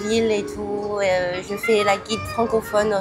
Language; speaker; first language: French; early bilingual, other home language; Cantonese